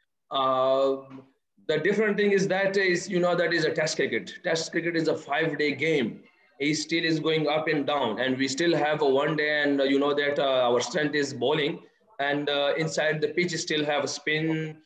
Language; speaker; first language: English; non-native, local second language; Urdu